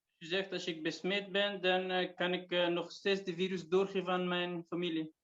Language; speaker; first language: Dutch; non-native, fluent; Persian